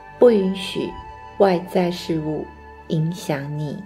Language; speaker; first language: Chinese; native; Chinese